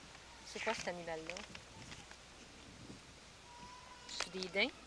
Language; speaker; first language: French; native; French